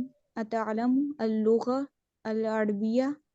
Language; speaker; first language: Arabic; non-native, learner; Urdu